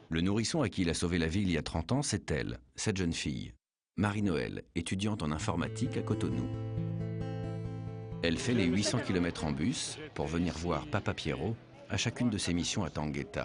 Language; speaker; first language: French; native; French